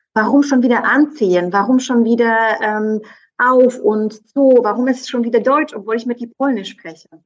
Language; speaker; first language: German; non-native, fluent; Polish